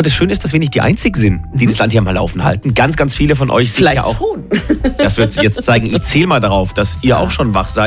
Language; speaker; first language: German; native; German